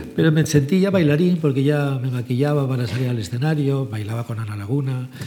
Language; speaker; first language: Spanish; native; Spanish